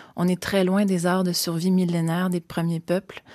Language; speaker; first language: French; native; French